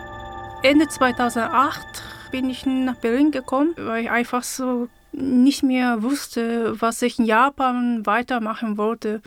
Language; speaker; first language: German; non-native, fluent; Japanese